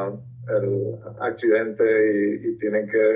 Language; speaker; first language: Spanish; early bilingual, heritage; Spanish